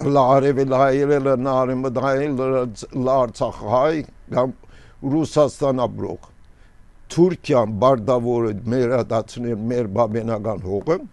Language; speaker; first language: Armenian; early bilingual, heritage; Armenian